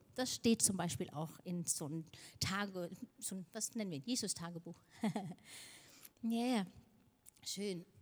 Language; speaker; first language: German; non-native, fluent; Danish